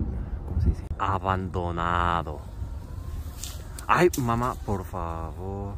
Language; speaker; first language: Spanish; non-native, fluent; Korean